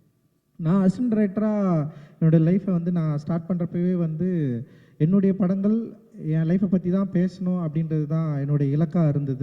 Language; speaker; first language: Tamil; native; Tamil